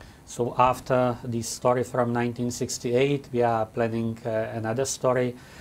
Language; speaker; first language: English; non-native, fluent; Czech